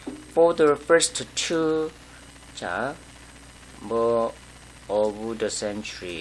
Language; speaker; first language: English; non-native, fluent; Korean